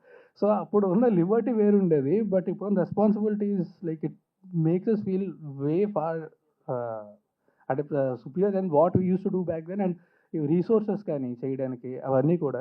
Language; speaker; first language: Telugu; native; Telugu